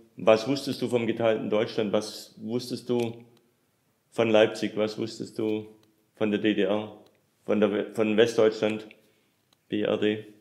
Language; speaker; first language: German; native; German